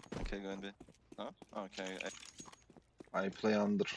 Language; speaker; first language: English; non-native, learner; Turkish